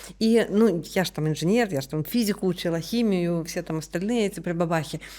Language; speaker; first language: Belarusian; non-native, local second language; Russian